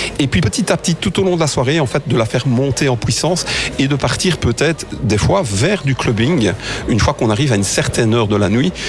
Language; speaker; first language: French; native; French